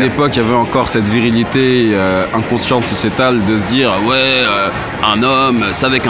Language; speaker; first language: French; native; French